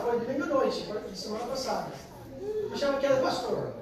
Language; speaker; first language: Portuguese; non-native, fluent; English